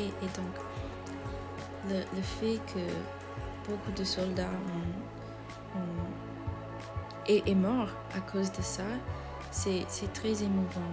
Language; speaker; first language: French; non-native, learner; English